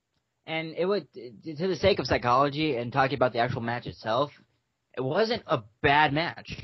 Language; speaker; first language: English; native; English